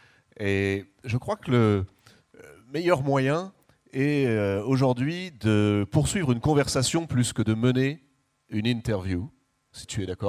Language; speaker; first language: French; native; French